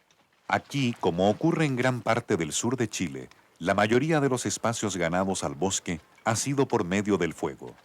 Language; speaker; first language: Spanish; native; Spanish